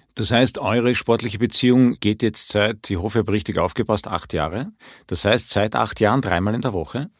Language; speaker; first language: German; native; German